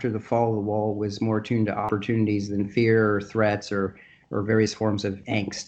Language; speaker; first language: English; native; English